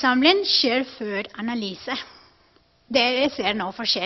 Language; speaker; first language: Norwegian; non-native, fluent; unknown